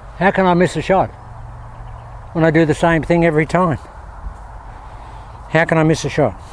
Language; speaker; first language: English; native; English